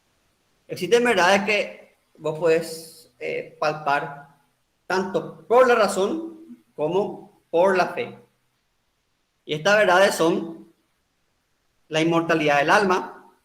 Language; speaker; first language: Spanish; native; Spanish